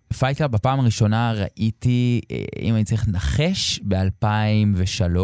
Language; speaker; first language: Hebrew; native; Hebrew